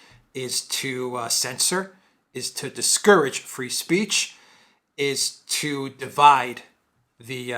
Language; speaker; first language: English; native; English